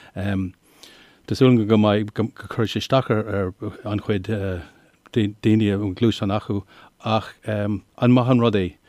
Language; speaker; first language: Irish; non-native, local second language; English